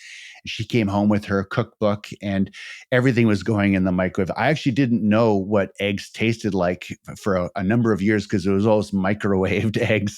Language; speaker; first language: English; native; English